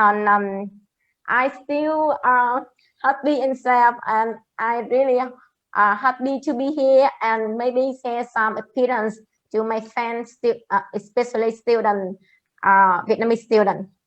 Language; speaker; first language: English; non-native, learner; Vietnamese